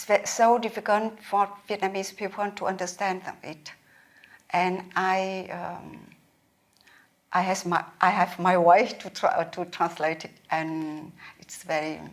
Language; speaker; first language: English; non-native, learner; Vietnamese